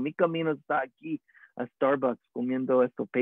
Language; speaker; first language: Spanish; early bilingual, heritage; English